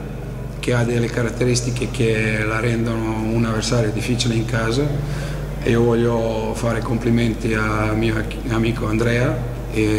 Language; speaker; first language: Italian; non-native, fluent; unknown